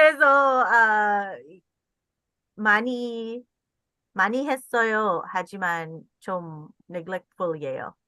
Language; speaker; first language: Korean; non-native, learner; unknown